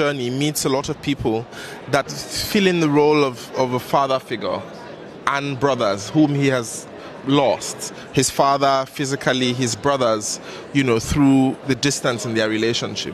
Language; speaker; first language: English; non-native, local second language; Hausa